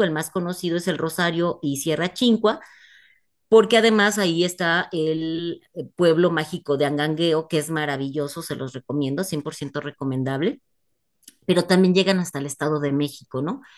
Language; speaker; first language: Spanish; native; Spanish